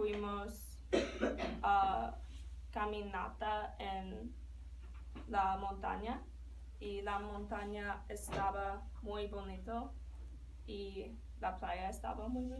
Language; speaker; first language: Spanish; non-native, learner; English